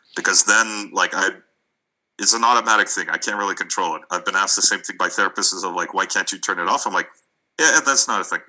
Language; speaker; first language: English; non-native, fluent; Russian